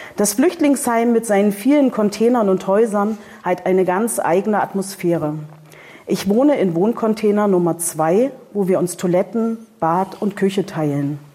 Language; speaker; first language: German; native; German